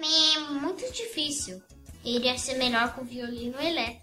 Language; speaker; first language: Portuguese; early bilingual, heritage; Portuguese